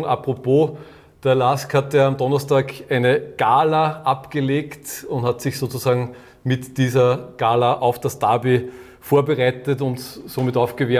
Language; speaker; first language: German; native; German